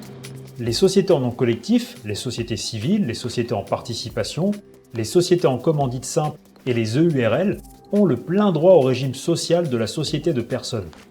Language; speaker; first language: French; native; French